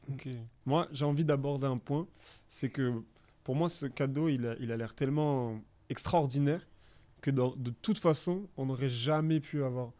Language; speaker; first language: French; native; French